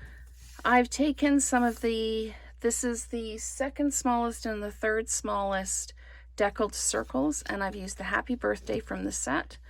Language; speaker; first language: English; native; English